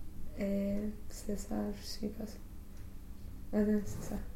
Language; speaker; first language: French; non-native, learner; English